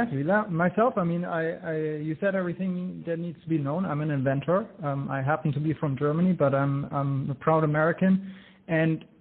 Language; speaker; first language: English; non-native, fluent; German